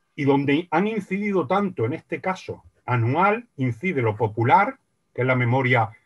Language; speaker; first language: Spanish; native; Spanish